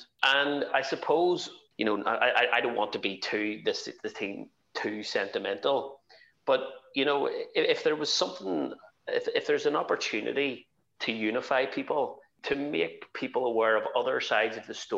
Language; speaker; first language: English; native; English